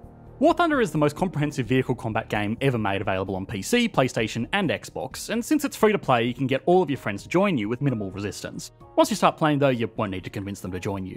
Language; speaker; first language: English; native; English